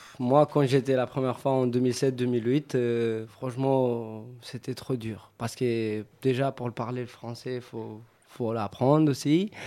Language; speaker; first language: French; non-native, fluent; Romany